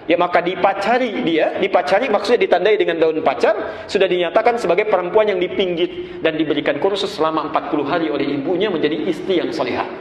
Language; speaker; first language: Indonesian; native; Indonesian